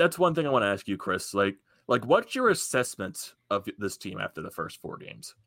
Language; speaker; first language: English; native; English